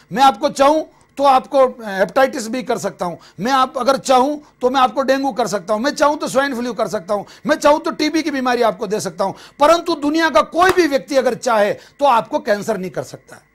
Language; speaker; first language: Hindi; native; Hindi